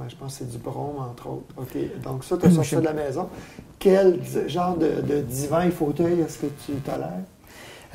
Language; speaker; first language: French; native; French